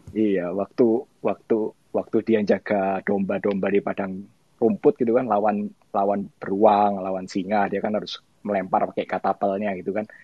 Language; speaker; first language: Indonesian; native; Indonesian